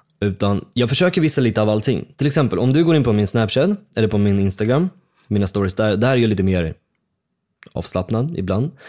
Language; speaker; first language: Swedish; early bilingual, other home language; Russian